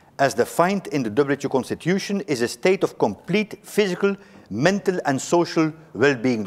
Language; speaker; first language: English; non-native, fluent; Dutch